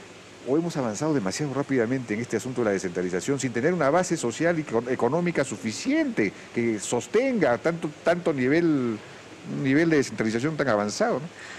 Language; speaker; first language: Spanish; native; Spanish